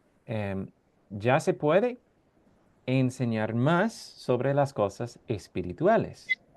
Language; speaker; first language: Spanish; non-native, fluent; English